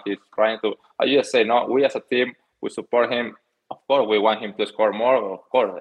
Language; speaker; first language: English; non-native, fluent; Spanish